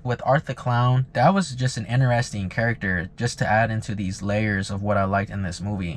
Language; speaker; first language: English; native; English